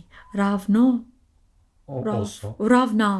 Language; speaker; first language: Russian; non-native, learner; English